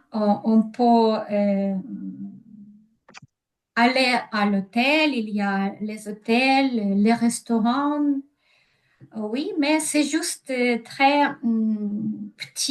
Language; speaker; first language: French; non-native, learner; Ukrainian